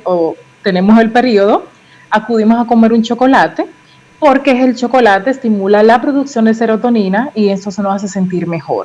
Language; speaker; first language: Spanish; native; Spanish